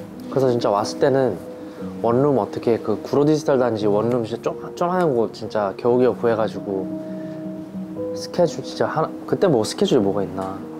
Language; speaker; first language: Korean; early bilingual, heritage; Korean